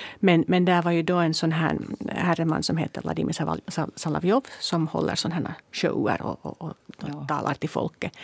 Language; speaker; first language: Swedish; native; Swedish